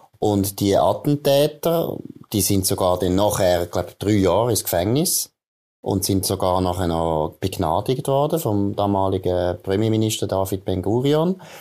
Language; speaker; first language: German; native; German